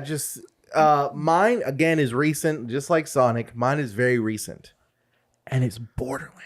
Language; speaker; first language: English; native; English